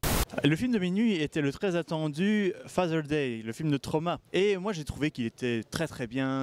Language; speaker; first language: French; native; French